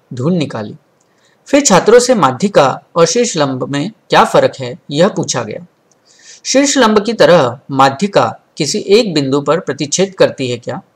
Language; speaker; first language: Hindi; non-native, local second language; Marathi